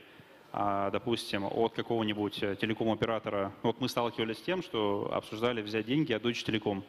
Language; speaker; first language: Russian; native; Russian